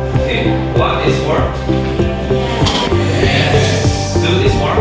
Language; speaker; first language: English; non-native, fluent; Indonesian